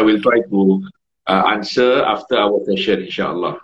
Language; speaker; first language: English; non-native, learner; Malay